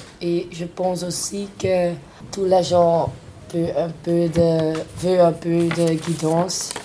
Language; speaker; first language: French; non-native, local second language; Dutch